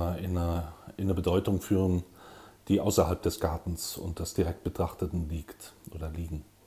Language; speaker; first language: German; native; German